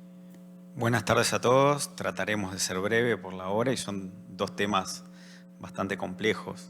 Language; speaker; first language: Spanish; native; Spanish